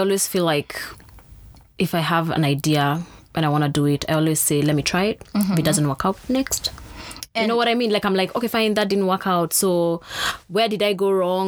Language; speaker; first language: English; non-native, local second language; Kikuyu